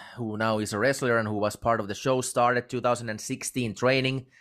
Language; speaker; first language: English; non-native, fluent; Finnish